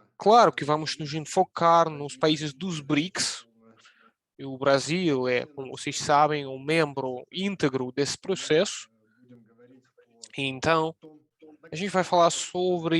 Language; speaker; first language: Portuguese; non-native, fluent; Russian